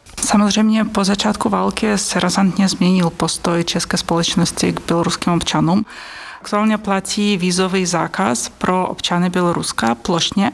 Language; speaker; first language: Czech; non-native, fluent; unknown